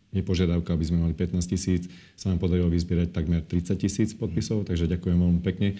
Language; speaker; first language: Slovak; non-native, local second language; Hungarian